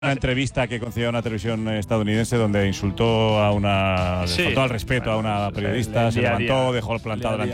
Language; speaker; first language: Spanish; native; Spanish